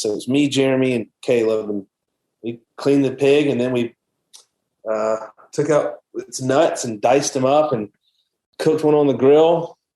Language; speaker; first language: English; native; English